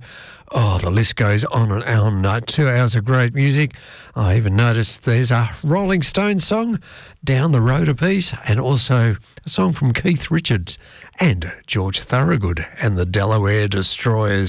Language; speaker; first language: English; native; English